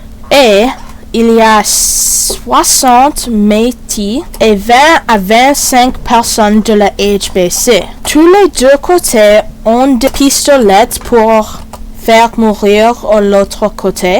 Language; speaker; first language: French; non-native, learner; English